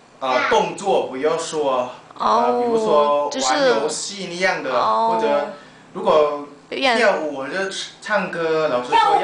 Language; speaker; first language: Chinese; non-native, learner; Thai